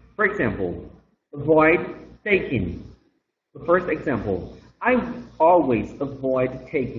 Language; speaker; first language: English; non-native, fluent; Portuguese